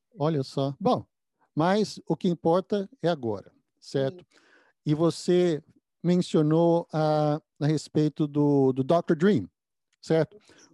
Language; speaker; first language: Portuguese; native; Portuguese